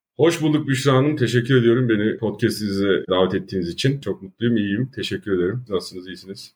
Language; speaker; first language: Turkish; native; Turkish